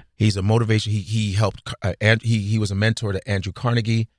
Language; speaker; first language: English; native; English